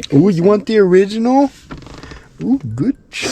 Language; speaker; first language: English; native; English